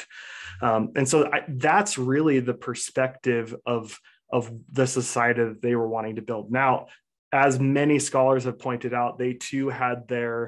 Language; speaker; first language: English; native; English